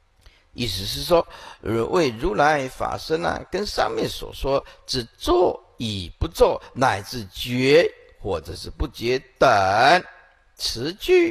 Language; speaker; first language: Chinese; native; Chinese